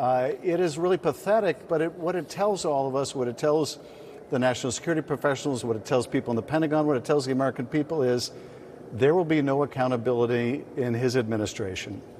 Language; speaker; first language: English; native; English